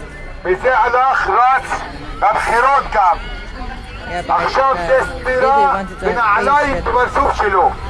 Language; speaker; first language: Hebrew; non-native, local second language; Arabic